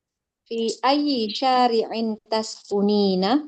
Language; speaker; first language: Arabic; non-native, learner; Indonesian